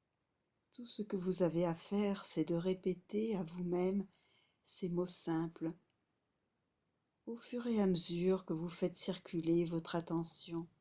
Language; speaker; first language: French; native; French